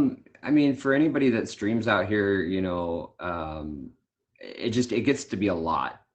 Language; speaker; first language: English; native; English